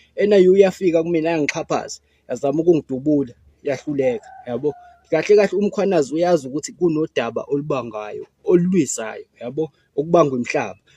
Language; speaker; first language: Zulu; native; Zulu